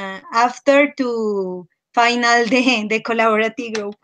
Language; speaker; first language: English; non-native, learner; Spanish